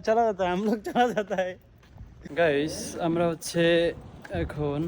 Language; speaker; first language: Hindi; non-native, learner; Bangla